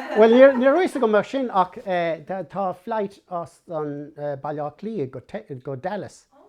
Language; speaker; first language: Irish; non-native, local second language; English